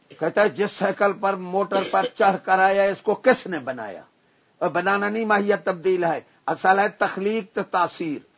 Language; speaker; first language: Urdu; non-native, local second language; Punjabi